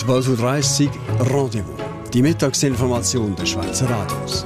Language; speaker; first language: German; native; German